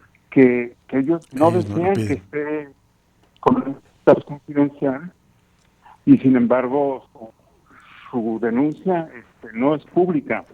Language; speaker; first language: Spanish; native; Spanish